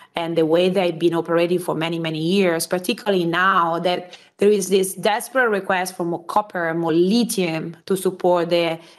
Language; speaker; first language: English; non-native, fluent; Italian